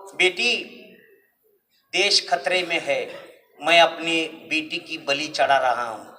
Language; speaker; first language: Hindi; non-native, local second language; Marathi